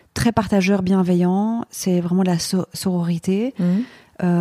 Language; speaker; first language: French; native; French